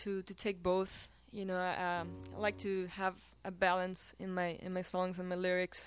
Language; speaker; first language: English; non-native, fluent; Spanish